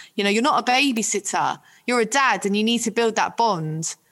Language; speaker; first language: English; native; English